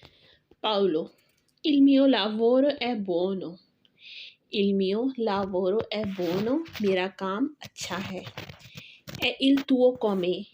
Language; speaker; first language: Italian; non-native, fluent; Urdu